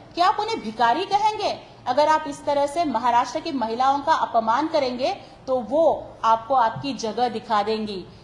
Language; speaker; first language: Hindi; non-native, local second language; Marathi